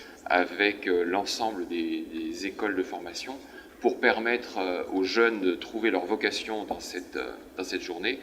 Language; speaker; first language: French; native; French